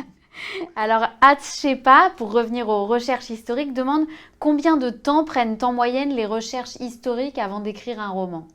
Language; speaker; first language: French; native; French